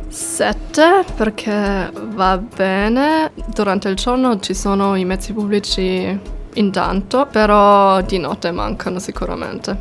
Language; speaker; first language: Italian; non-native, fluent; German